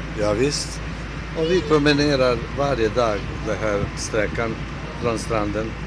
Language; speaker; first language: Swedish; non-native, fluent; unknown